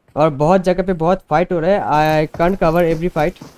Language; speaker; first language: Hindi; non-native, local second language; Bangla